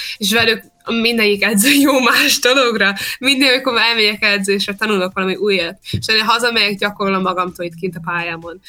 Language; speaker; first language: Hungarian; early bilingual, heritage; Hungarian